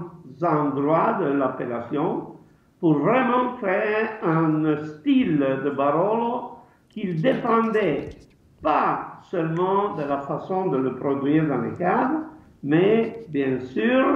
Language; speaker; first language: French; non-native, fluent; Italian